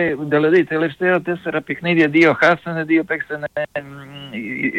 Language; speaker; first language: Greek; non-native, fluent; Serbian